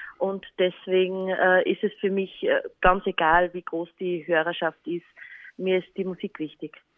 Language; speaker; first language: German; native; German